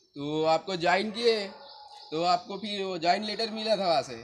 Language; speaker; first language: Hindi; native; Hindi